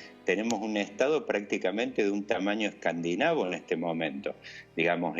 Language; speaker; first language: Spanish; native; Spanish